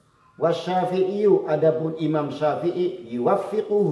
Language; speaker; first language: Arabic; non-native, fluent; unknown